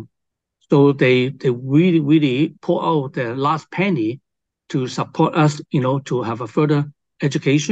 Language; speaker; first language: English; non-native, local second language; Cantonese